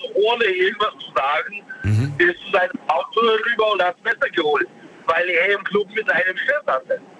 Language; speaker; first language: German; native; German